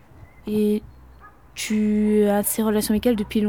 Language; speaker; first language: French; native; French